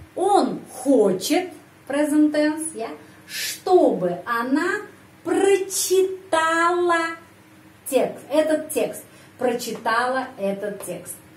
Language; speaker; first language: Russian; early bilingual, heritage; Russian